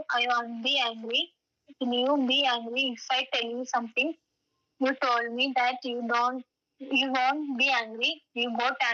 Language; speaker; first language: English; non-native, learner; Malayalam